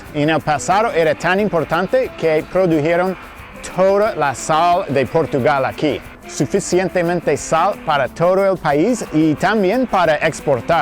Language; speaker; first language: Spanish; non-native, fluent; English